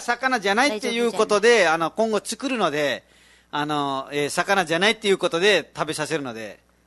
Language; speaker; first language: Japanese; non-native, fluent; Nepali